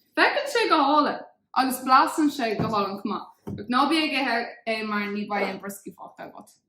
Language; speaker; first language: Irish; non-native, local second language; English